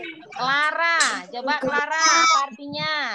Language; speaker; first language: Indonesian; native; Indonesian